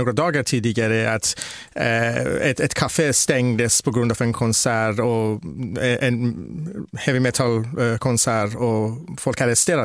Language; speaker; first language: Swedish; non-native, fluent; Persian